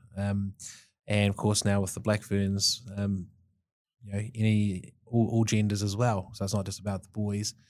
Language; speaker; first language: English; native; English